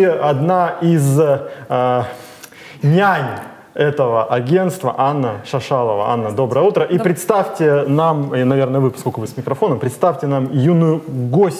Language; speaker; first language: Russian; native; Russian